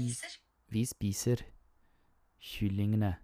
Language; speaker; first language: Norwegian; non-native, learner; English